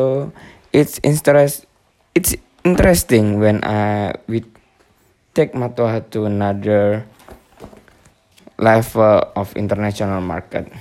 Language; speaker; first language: English; non-native, learner; Indonesian